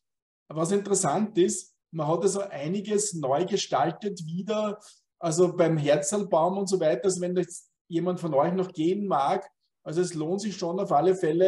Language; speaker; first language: German; native; German